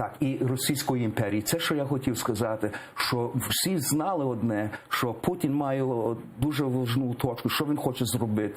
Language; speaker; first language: Ukrainian; early bilingual, heritage; English